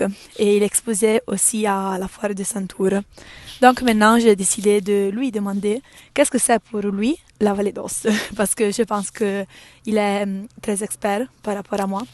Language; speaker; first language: French; non-native, local second language; Italian